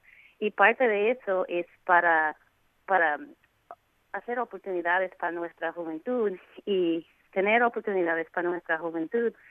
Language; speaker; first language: Spanish; non-native, fluent; English